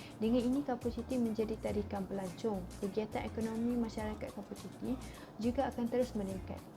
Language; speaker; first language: Malay; native; Malay